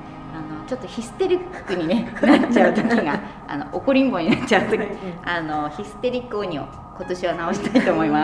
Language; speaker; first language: Japanese; native; Japanese